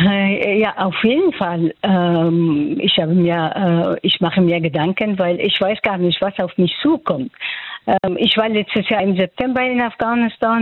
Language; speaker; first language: German; non-native, fluent; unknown